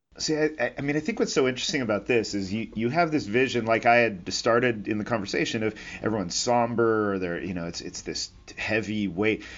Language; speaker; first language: English; native; English